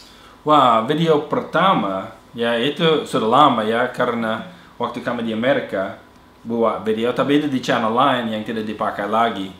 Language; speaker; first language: Indonesian; non-native, fluent; English